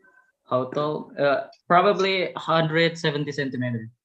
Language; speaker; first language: English; non-native, fluent; Indonesian